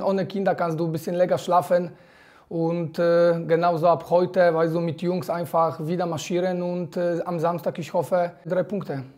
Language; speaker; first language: German; non-native, fluent; Polish